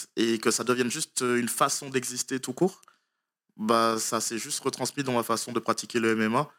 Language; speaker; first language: French; native; French